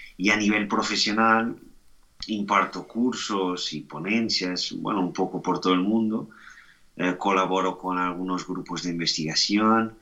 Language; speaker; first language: Spanish; non-native, fluent; Portuguese